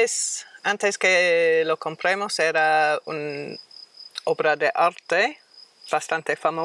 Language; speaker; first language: Spanish; non-native, fluent; English